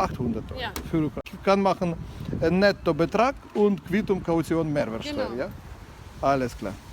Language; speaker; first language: German; non-native, learner; Ukrainian